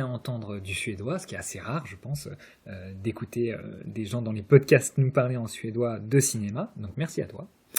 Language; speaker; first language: French; native; French